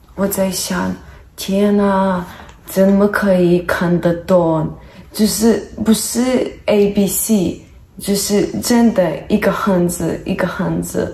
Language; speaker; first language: Chinese; non-native, fluent; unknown